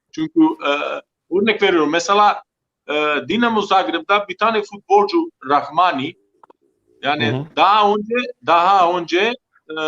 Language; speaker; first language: Turkish; non-native, learner; Croatian